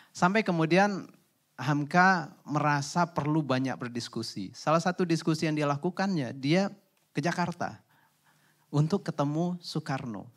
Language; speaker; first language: Indonesian; native; Indonesian